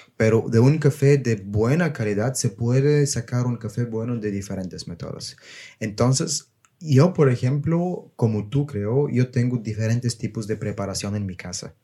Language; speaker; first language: Spanish; non-native, fluent; Bulgarian